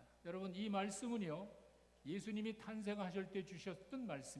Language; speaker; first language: Korean; native; Korean